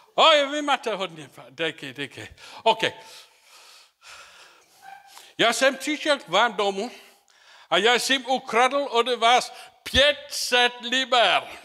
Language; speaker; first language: Czech; non-native, learner; English